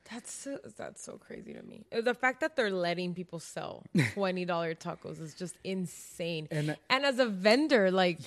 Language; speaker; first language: English; early bilingual, other home language; Spanish